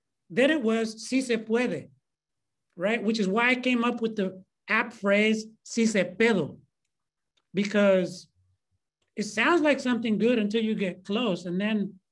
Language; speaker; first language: English; early bilingual, other home language; Spanish